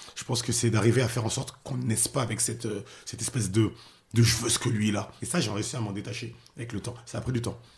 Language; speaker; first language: French; early bilingual, other home language; Haitian Creole